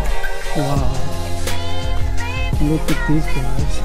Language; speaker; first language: English; non-native, fluent; Dutch